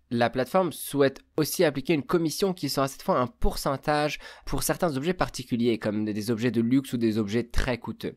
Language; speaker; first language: French; native; French